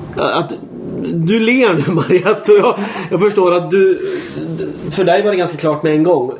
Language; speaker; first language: Swedish; native; Swedish